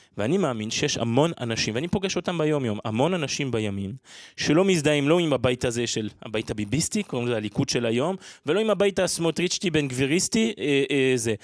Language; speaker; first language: Hebrew; non-native, fluent; French